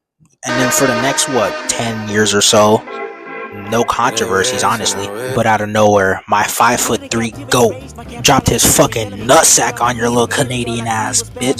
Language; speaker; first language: English; native; English